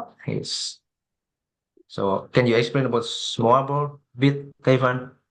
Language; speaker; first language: English; non-native, fluent; Indonesian